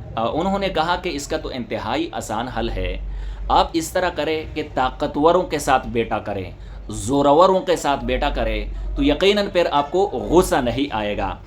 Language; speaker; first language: Urdu; non-native, local second language; Northern Hindko